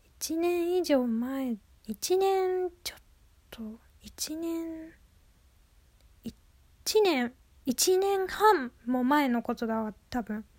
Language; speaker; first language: Japanese; native; Japanese